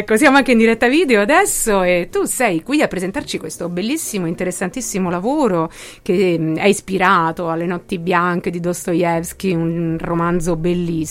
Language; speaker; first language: Italian; native; Italian